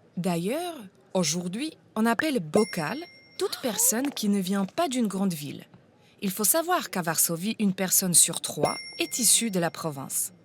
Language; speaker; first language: French; non-native, fluent; Polish